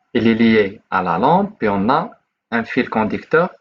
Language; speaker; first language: French; non-native, local second language; Arabic